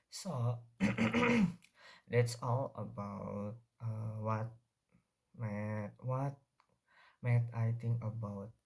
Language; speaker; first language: English; non-native, learner; Indonesian